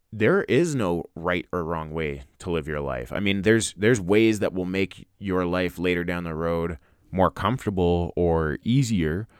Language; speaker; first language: English; native; English